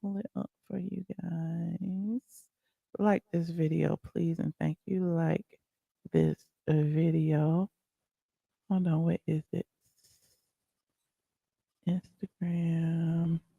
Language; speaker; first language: English; native; English